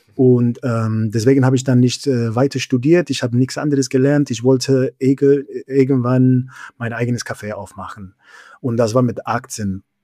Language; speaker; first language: German; non-native, fluent; English